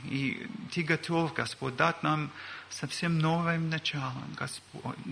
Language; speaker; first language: Russian; non-native, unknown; English